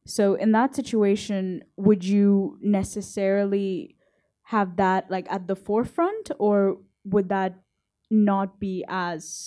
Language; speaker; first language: English; native; English